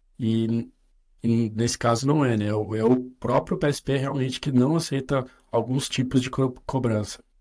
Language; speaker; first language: Portuguese; native; Portuguese